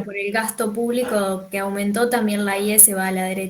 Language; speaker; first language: Spanish; native; Spanish